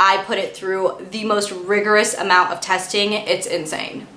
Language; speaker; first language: English; native; English